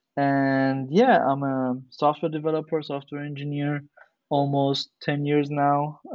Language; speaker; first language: English; non-native, fluent; German